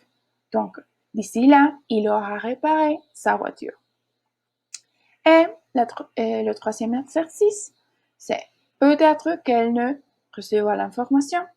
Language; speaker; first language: French; non-native, learner; Spanish